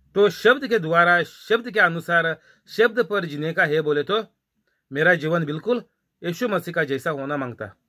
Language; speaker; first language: Hindi; non-native, local second language; Marathi